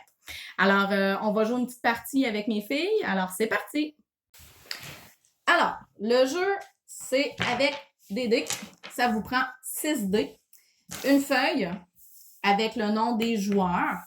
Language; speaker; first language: French; native; French